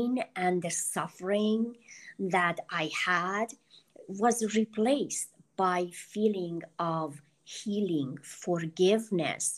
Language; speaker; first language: English; non-native, fluent; Persian